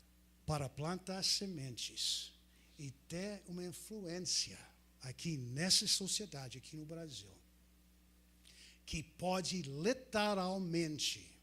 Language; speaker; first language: Portuguese; non-native, fluent; English